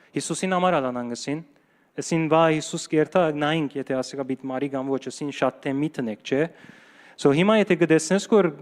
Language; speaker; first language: Armenian; early bilingual, heritage; Armenian